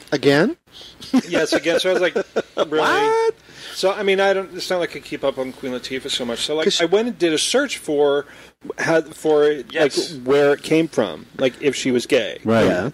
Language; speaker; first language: English; native; English